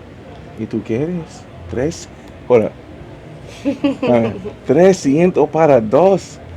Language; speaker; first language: Spanish; non-native, learner; English